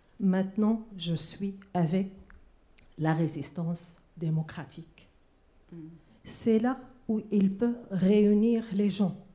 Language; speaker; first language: French; non-native, fluent; Arabic